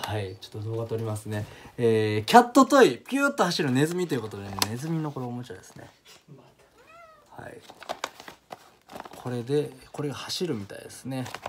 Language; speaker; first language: Japanese; native; Japanese